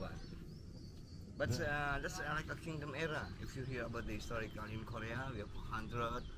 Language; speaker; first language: English; non-native, learner; Indonesian